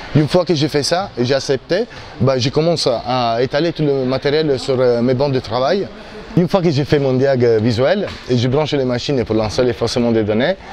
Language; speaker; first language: French; non-native, fluent; Italian